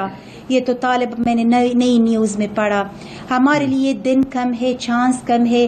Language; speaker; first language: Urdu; non-native, fluent; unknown